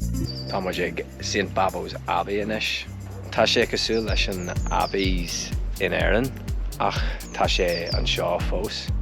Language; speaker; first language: Irish; non-native, local second language; English